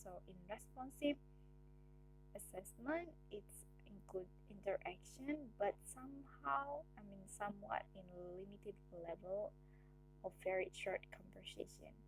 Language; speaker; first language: English; non-native, learner; Indonesian